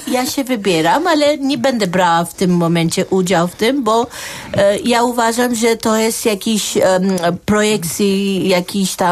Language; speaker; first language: Polish; non-native, fluent; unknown